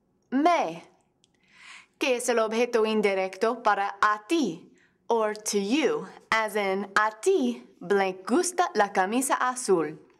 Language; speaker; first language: Spanish; non-native, fluent; English